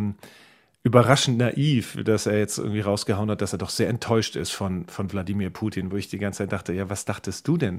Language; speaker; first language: German; native; German